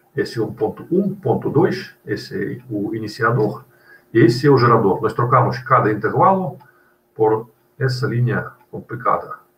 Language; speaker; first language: Portuguese; non-native, fluent; Russian